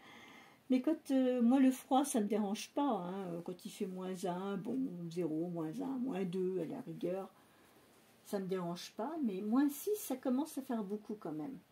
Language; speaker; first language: French; native; French